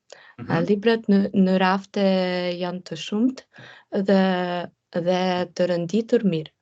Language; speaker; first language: Albanian; non-native, learner; Russian